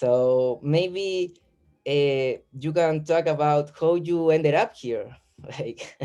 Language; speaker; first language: English; non-native, learner; Spanish